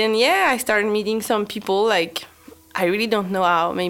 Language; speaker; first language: English; non-native, fluent; French